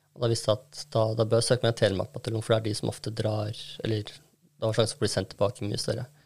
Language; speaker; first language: Norwegian; early bilingual, other home language; Kurdish